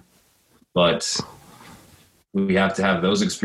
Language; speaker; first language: English; native; English